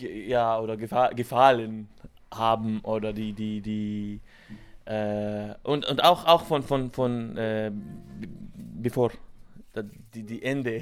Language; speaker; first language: German; non-native, learner; Arabic